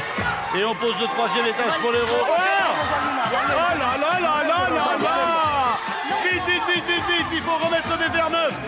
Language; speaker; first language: French; native; French